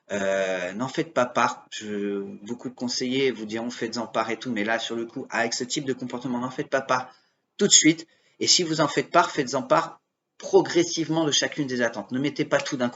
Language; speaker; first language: French; native; French